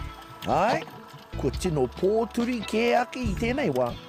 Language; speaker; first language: Māori; non-native, local second language; English